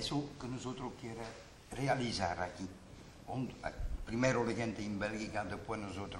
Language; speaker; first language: Spanish; non-native, learner; Dutch